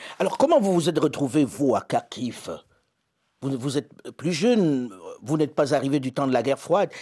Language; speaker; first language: French; native; French